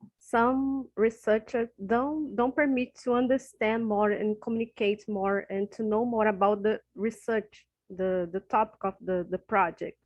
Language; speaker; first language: English; non-native, learner; Portuguese